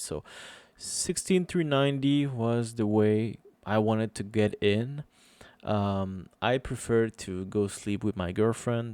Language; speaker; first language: English; non-native, fluent; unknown